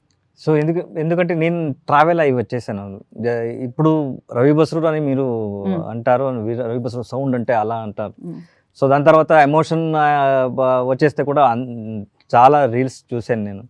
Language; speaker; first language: Telugu; non-native, learner; Kannada